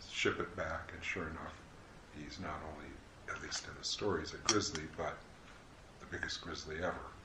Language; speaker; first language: English; native; English